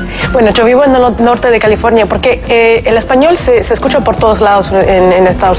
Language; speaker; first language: Spanish; non-native, fluent; Russian